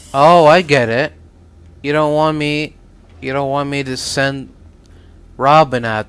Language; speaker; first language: English; native; English